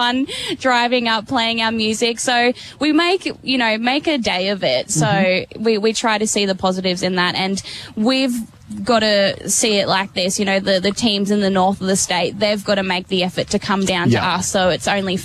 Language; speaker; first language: English; native; English